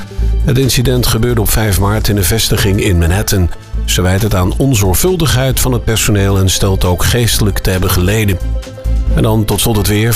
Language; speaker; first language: Dutch; native; Dutch